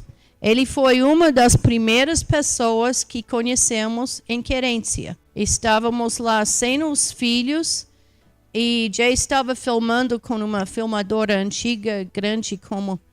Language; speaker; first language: Portuguese; non-native, fluent; English